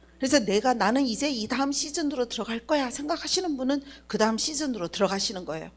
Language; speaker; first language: Korean; native; Korean